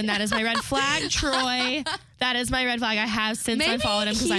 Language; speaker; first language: English; native; English